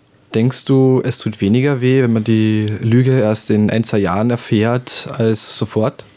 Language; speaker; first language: German; native; German